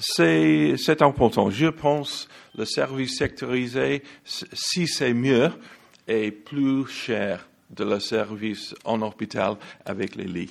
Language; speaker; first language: French; non-native, learner; English